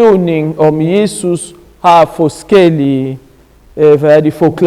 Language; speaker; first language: Danish; non-native, learner; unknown